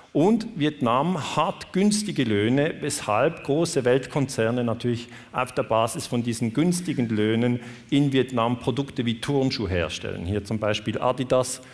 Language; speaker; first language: German; native; German